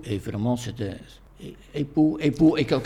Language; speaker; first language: French; non-native, fluent; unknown